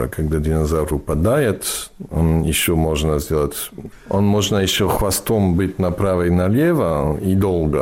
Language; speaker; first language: Russian; non-native, fluent; English